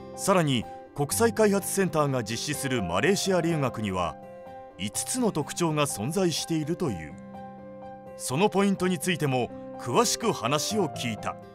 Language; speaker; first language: Japanese; native; Japanese